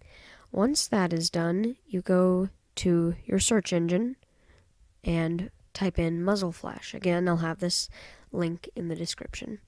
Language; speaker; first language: English; native; English